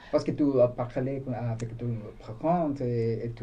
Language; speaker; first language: French; non-native, learner; Spanish